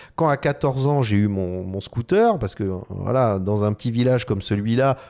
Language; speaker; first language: French; native; French